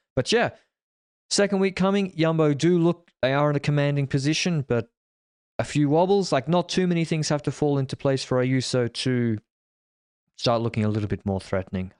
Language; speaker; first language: English; native; English